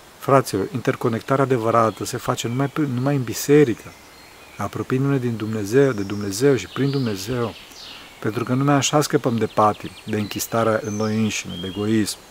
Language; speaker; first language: Romanian; early bilingual, heritage; Romanian